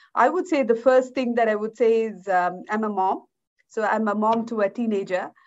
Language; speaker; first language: English; non-native, local second language; Malayalam